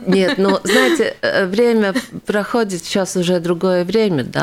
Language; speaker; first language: Russian; non-native, local second language; Latvian